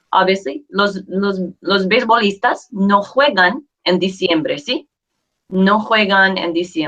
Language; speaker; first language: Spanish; non-native, fluent; English